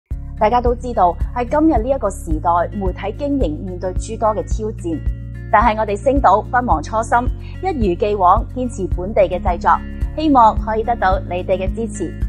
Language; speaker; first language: Chinese; native; Chinese